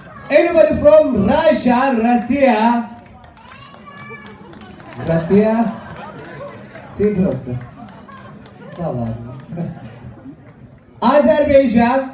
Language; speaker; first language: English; non-native, fluent; Turkish